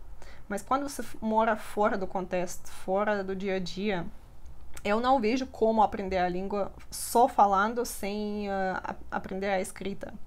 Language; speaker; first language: Portuguese; non-native, fluent; Russian